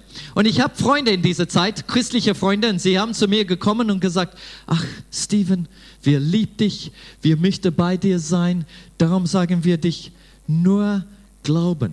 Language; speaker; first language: German; non-native, fluent; English